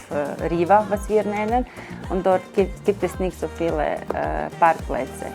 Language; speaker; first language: German; non-native, fluent; Croatian